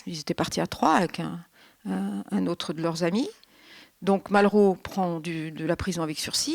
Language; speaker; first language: French; native; French